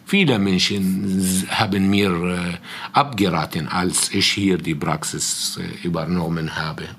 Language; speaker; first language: German; non-native, fluent; Arabic